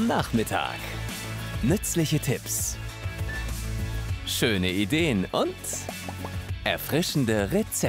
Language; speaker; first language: German; native; German